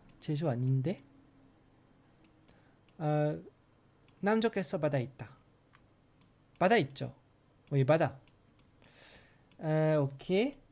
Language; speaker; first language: Korean; non-native, learner; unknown